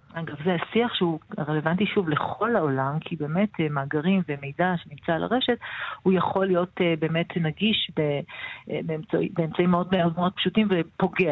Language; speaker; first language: Hebrew; native; Hebrew